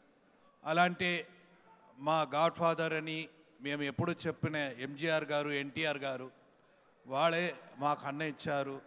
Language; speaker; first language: Telugu; non-native, learner; Tamil